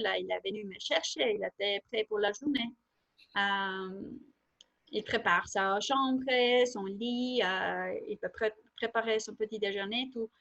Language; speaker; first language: French; non-native, fluent; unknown